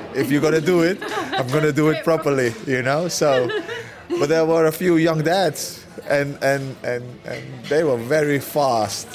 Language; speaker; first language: English; early bilingual, other home language; Dutch